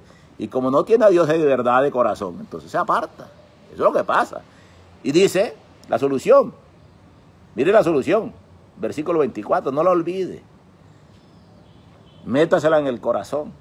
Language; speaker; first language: Spanish; native; Spanish